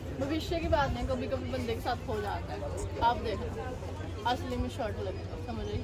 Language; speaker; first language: Hindi; non-native, local second language; Punjabi